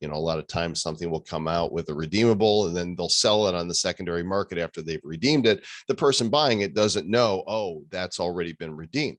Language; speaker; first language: English; native; English